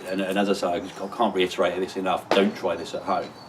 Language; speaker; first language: English; native; English